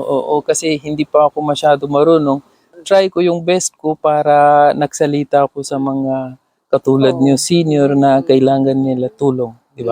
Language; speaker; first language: Filipino; non-native, learner; Urdu